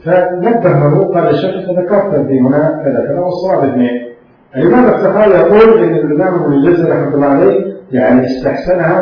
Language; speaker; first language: Arabic; native; Arabic